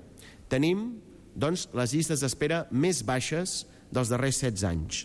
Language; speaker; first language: Catalan; native; Catalan